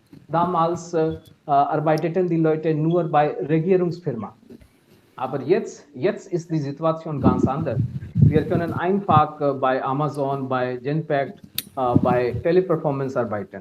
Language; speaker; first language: German; non-native, fluent; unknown